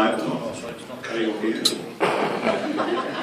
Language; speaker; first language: English; native; English